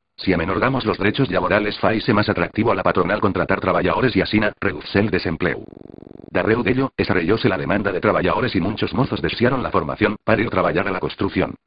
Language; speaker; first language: Asturian; non-native, local second language; Spanish